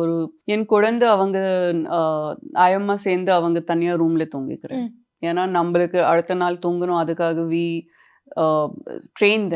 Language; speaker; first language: Tamil; non-native, fluent; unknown